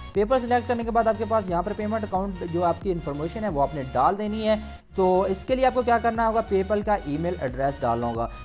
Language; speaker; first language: Urdu; native; Urdu